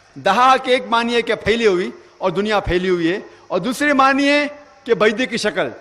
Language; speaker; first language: Urdu; non-native, local second language; Konkani